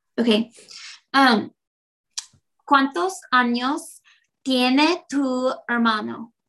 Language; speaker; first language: Spanish; non-native, learner; English